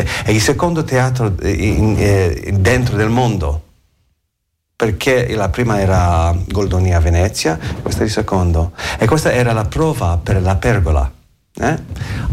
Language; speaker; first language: Italian; non-native, learner; English